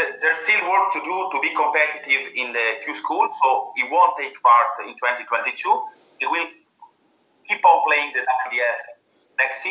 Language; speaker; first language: English; non-native, fluent; Italian